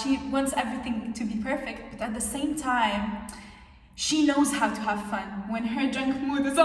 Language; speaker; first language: English; non-native, fluent; Arabic